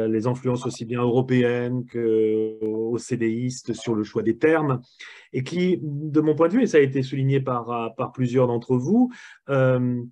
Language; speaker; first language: French; native; French